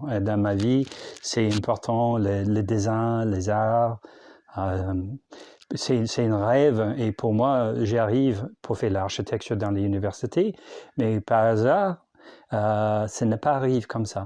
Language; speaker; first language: French; non-native, learner; English